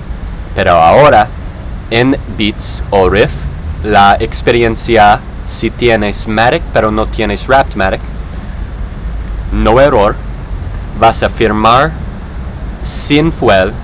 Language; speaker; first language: Spanish; non-native, learner; English